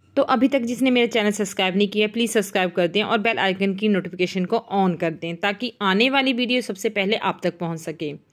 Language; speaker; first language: Hindi; non-native, local second language; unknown